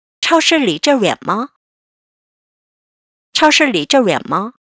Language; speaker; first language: Chinese; non-native, fluent; Korean